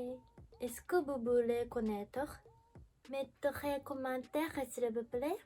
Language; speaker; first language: French; non-native, learner; Japanese